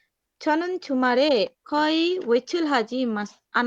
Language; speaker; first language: Korean; non-native, learner; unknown